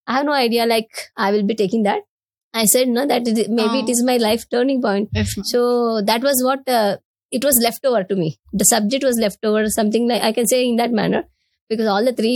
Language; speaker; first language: English; non-native, local second language; Telugu